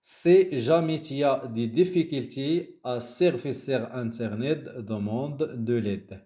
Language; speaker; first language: French; non-native, local second language; Arabic